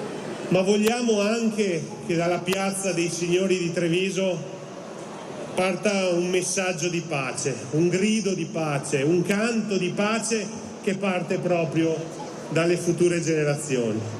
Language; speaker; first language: Italian; native; Italian